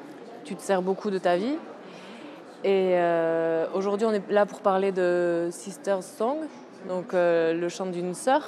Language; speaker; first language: French; native; French